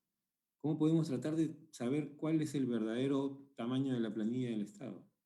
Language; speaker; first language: Spanish; native; Spanish